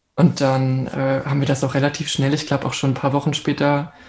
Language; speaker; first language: German; native; German